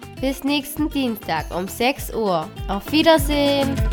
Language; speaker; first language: German; non-native, fluent; Spanish